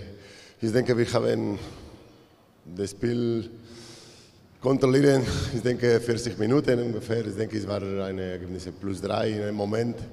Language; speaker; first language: German; non-native, learner; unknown